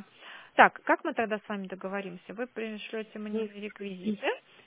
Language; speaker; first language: Russian; native; Russian